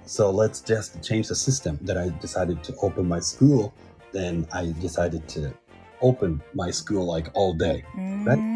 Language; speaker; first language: English; non-native, fluent; Japanese